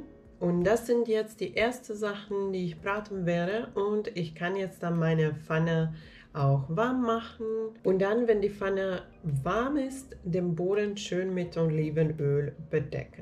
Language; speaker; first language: German; non-native, fluent; Finnish